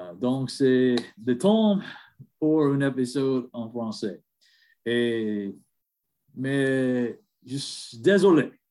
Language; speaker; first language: French; non-native, learner; English